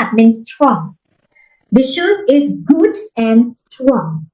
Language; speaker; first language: English; non-native, fluent; Indonesian